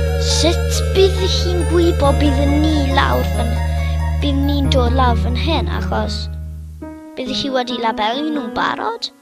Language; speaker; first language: Welsh; non-native, local second language; English